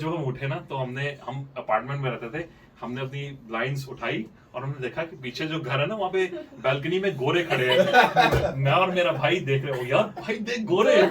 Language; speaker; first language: Hindi; native; Hindi